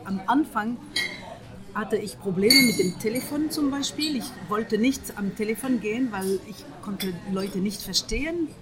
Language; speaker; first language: German; non-native, fluent; French